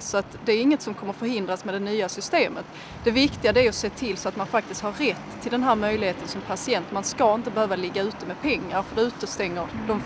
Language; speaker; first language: Swedish; native; Swedish